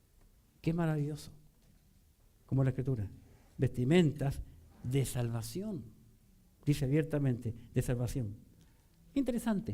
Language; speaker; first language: Spanish; native; Spanish